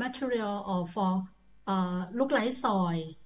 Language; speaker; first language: English; non-native, learner; Thai